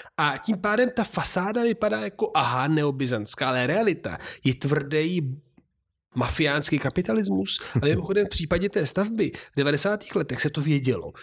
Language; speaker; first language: Czech; non-native, fluent; Italian